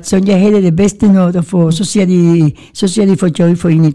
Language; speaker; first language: Danish; non-native, fluent; Spanish